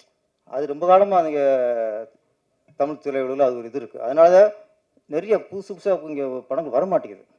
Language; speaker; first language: Tamil; native; Tamil